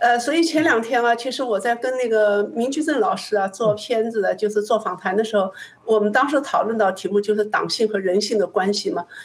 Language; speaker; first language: Chinese; native; Chinese